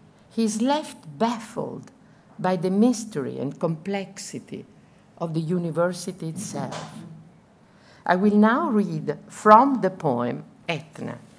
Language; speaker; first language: English; non-native, fluent; Italian